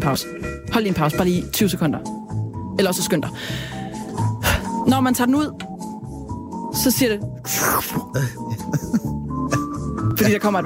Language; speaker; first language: Danish; native; Danish